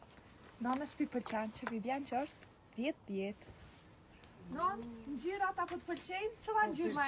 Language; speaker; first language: Albanian; native; Albanian